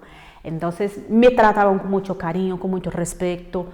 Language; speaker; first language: Spanish; non-native, fluent; Portuguese